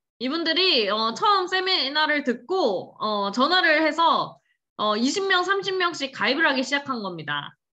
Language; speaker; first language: Korean; native; Korean